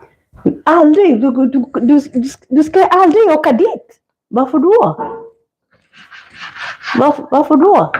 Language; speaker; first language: Swedish; non-native, fluent; Kikuyu